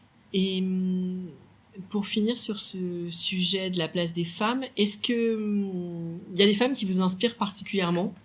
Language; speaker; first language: French; native; French